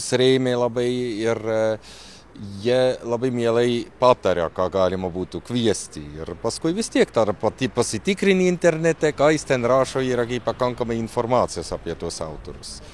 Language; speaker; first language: Lithuanian; non-native, fluent; German